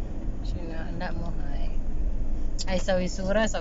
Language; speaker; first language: Arabic; non-native, learner; Filipino